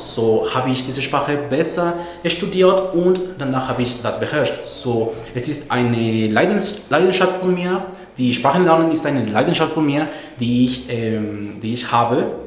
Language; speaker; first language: German; non-native, fluent; Spanish